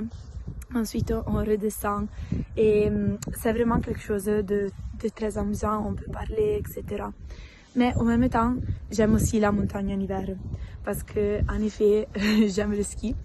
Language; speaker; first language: French; non-native, local second language; Italian